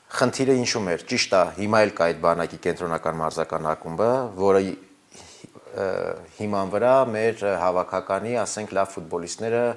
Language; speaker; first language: Armenian; native; Armenian